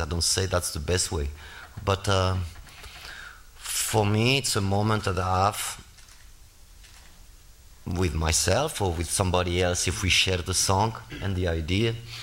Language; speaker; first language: English; non-native, fluent; Spanish